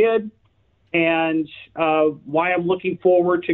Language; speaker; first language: English; native; English